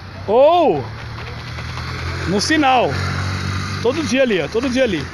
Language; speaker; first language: Portuguese; native; Portuguese